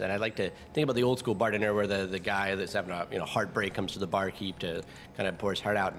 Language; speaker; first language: English; native; English